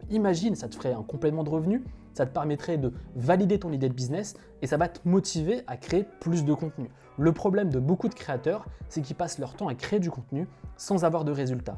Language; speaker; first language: French; native; French